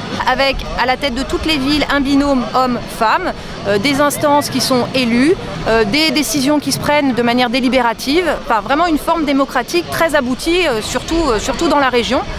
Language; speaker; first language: French; native; French